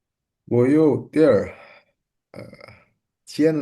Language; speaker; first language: Chinese; non-native, learner; Indonesian